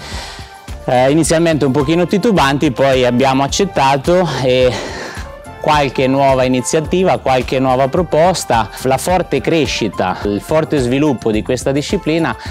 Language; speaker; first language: Italian; native; Italian